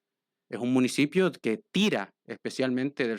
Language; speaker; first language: Spanish; native; Spanish